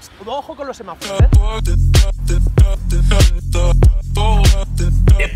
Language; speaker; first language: Spanish; native; Spanish